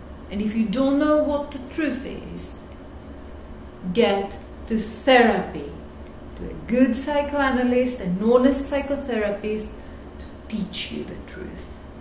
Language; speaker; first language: English; non-native, fluent; Greek